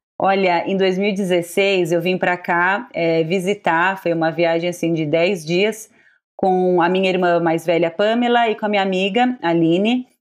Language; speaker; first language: Portuguese; native; Portuguese